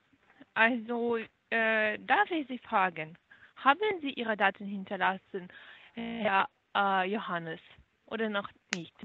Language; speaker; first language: German; non-native, learner; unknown